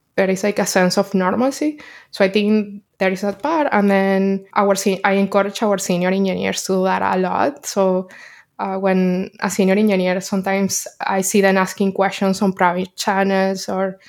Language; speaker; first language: English; non-native, fluent; Spanish